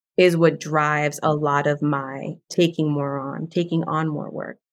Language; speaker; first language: English; early bilingual, other home language; Spanish